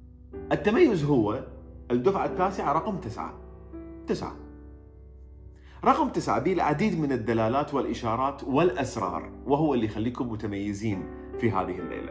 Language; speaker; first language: Arabic; native; Arabic